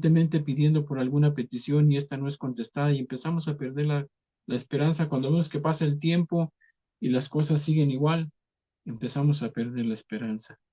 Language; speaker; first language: Spanish; native; Spanish